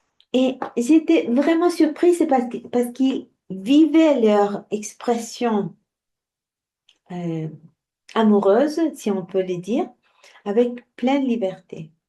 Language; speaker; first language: French; non-native, fluent; Spanish